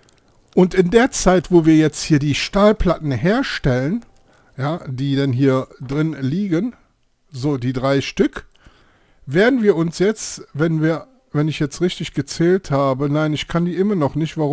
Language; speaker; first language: German; native; German